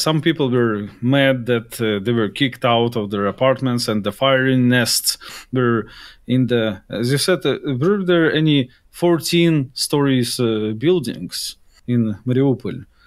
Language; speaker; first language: English; non-native, fluent; Russian